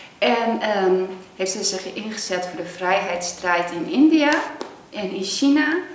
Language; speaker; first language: Dutch; early bilingual, other home language; Cantonese